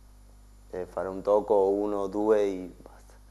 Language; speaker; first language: Italian; non-native, learner; Spanish